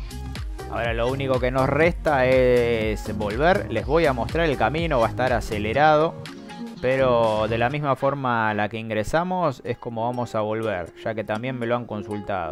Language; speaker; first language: Spanish; native; Spanish